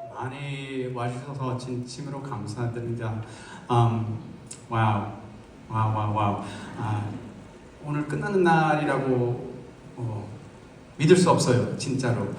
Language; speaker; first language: Korean; non-native, fluent; English